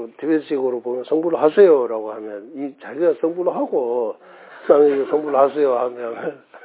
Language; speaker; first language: Korean; non-native, fluent; Tibetan